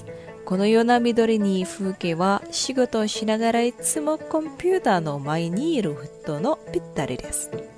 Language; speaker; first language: Japanese; non-native, fluent; Indonesian